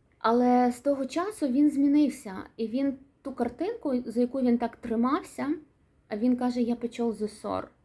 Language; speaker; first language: Ukrainian; non-native, local second language; Russian